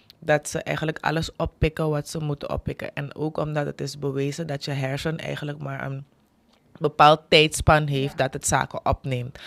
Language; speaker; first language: Dutch; native; Dutch